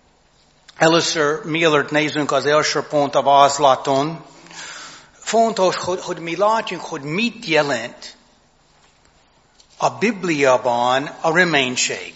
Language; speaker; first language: Hungarian; non-native, fluent; English